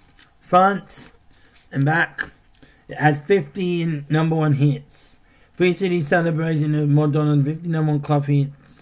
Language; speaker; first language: English; native; English